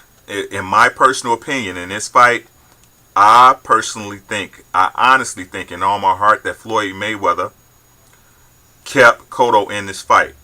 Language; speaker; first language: English; native; English